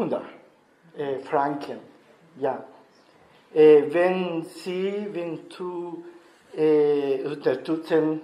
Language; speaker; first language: German; non-native, learner; Spanish